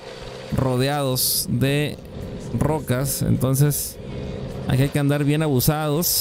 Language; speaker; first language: Spanish; native; Spanish